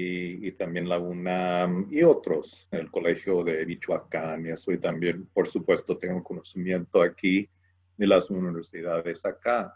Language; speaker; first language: Spanish; non-native, fluent; English